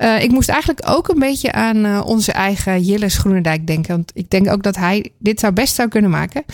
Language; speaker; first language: Dutch; native; Dutch